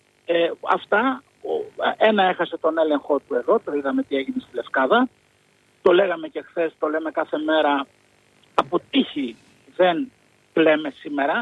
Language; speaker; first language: Greek; native; Greek